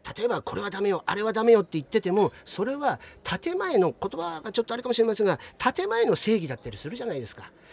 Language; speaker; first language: Japanese; native; Japanese